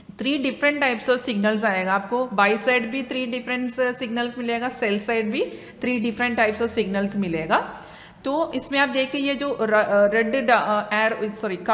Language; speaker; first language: Hindi; non-native, local second language; Malayalam